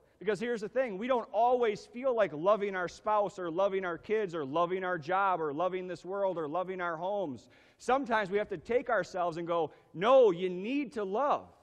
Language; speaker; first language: English; native; English